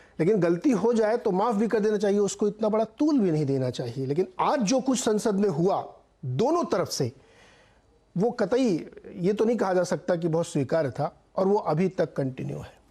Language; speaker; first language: Hindi; native; Hindi